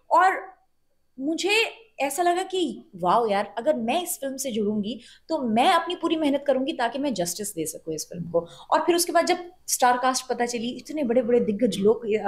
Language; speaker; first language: Hindi; native; Hindi